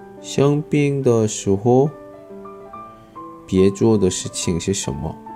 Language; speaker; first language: Chinese; non-native, learner; Korean